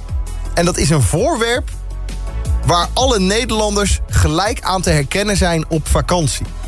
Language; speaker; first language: Dutch; native; Dutch